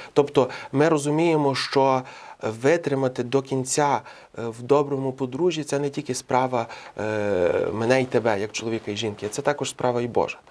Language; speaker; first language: Ukrainian; native; Ukrainian